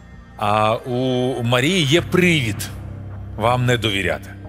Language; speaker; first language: Ukrainian; native; Ukrainian